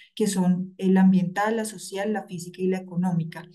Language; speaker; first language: Spanish; native; Spanish